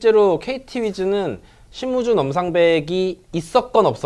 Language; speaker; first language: Korean; native; Korean